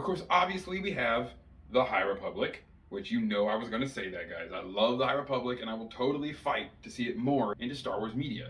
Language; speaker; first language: English; native; English